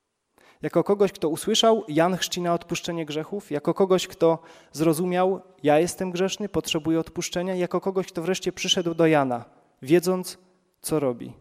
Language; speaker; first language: Polish; native; Polish